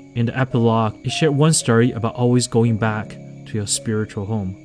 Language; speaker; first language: English; non-native, fluent; Chinese